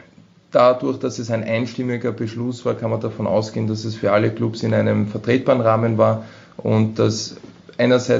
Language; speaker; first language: German; native; German